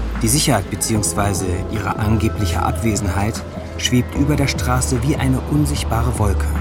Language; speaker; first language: German; native; German